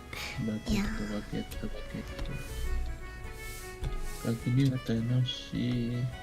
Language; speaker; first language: Japanese; non-native, fluent; Spanish